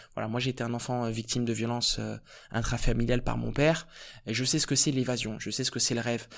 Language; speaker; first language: French; early bilingual, other home language; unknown